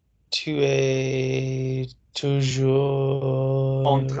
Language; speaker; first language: French; non-native, learner; English